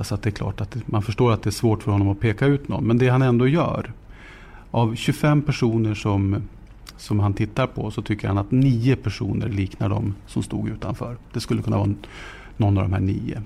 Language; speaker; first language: Swedish; native; Swedish